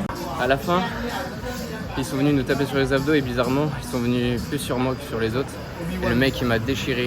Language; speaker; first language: French; native; French